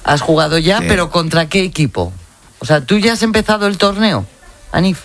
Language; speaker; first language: Spanish; native; Spanish